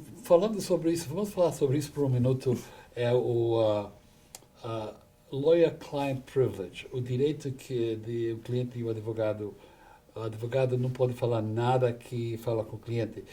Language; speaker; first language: Portuguese; non-native, fluent; English